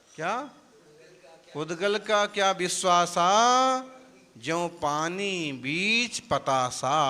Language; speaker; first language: Hindi; non-native, local second language; Gujarati